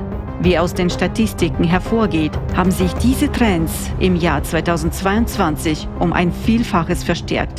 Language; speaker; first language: German; native; German